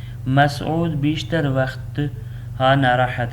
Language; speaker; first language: Persian; non-native, fluent; Urdu